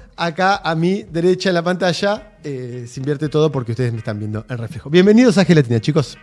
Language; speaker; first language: Spanish; native; Spanish